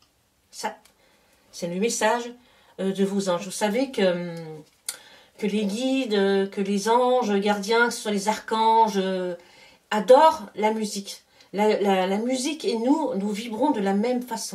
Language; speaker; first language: French; native; French